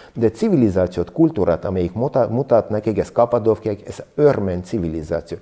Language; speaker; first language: Hungarian; non-native, learner; Armenian